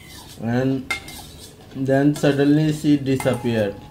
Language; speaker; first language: English; non-native, local second language; Hindi